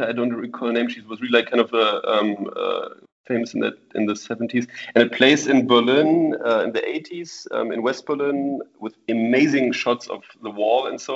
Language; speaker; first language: English; non-native, fluent; German